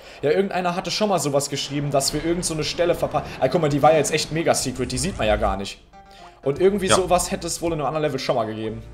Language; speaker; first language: German; native; German